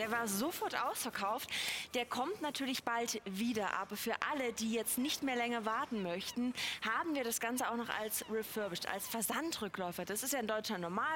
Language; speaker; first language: German; native; German